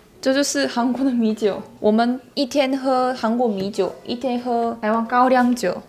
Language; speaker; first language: Chinese; non-native, fluent; Korean